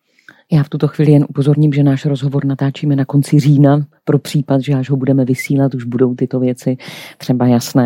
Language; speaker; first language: Czech; native; Czech